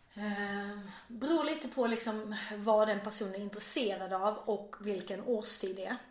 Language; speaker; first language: Swedish; native; Swedish